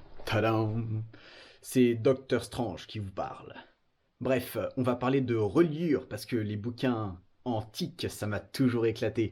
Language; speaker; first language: French; native; French